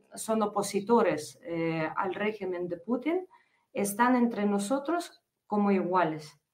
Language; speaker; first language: Spanish; non-native, fluent; Ukrainian